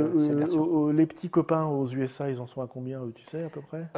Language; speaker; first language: French; native; French